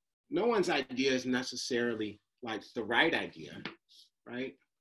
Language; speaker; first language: English; native; English